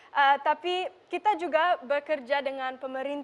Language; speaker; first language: Indonesian; non-native, local second language; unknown